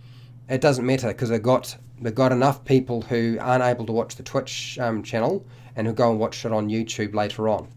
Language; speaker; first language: English; native; English